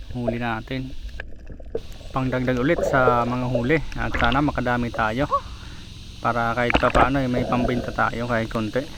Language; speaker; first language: Filipino; non-native, local second language; Bikol